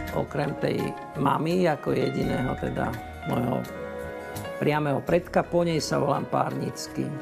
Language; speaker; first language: Slovak; native; Slovak